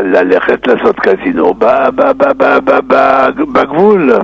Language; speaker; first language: Hebrew; non-native, fluent; English